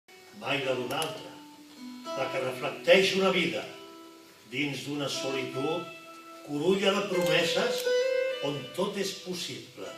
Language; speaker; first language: Catalan; native; Catalan